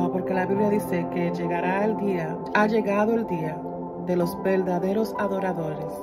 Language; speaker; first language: Spanish; early bilingual, other home language; English